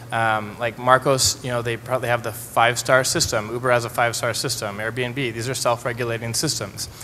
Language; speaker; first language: English; native; English